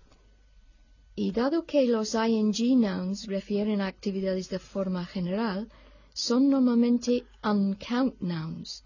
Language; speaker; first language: Spanish; non-native, fluent; English